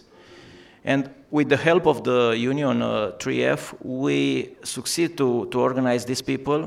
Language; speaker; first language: English; non-native, learner; Romanian